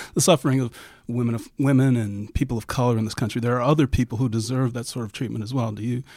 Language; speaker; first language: English; native; English